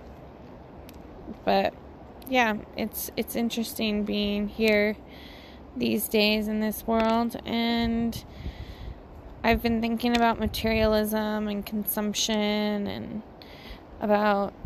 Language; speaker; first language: English; native; English